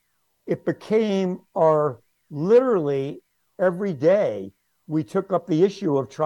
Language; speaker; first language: English; native; English